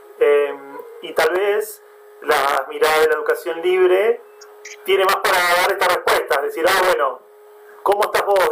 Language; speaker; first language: Spanish; native; Spanish